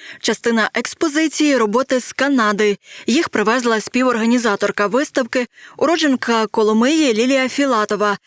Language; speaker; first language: Ukrainian; native; Ukrainian